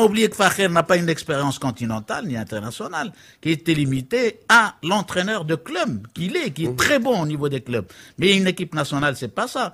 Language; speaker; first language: French; non-native, local second language; Arabic